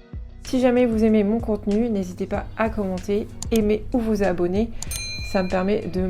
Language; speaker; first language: French; native; French